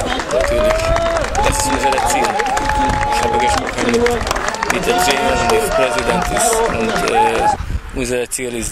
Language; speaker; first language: German; non-native, learner; Hungarian